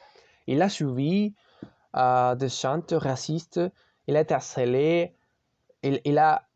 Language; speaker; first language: French; non-native, learner; Spanish